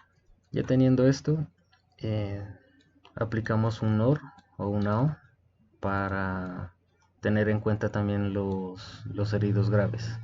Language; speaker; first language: Spanish; native; Spanish